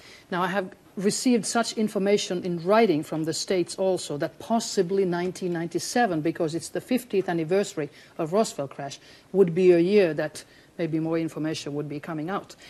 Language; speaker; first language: English; non-native, fluent; Finnish